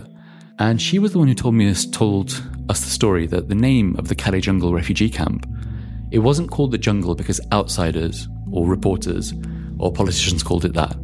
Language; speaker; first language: English; native; English